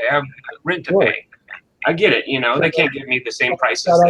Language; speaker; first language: English; native; English